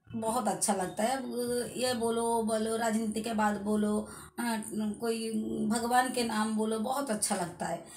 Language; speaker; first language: Hindi; non-native, local second language; Bangla